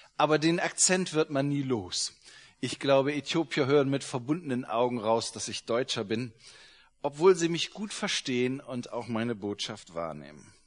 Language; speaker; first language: German; native; German